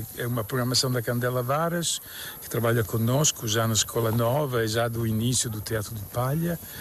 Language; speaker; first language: Portuguese; non-native, fluent; Italian